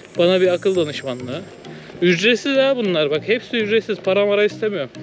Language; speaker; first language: Turkish; native; Turkish